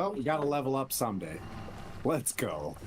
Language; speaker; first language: English; native; English